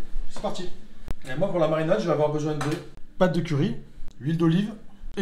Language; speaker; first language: French; native; French